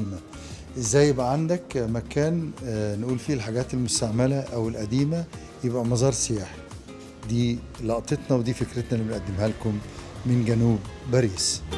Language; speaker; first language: Arabic; native; Arabic